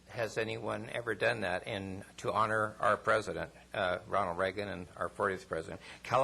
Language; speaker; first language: English; non-native, fluent; Spanish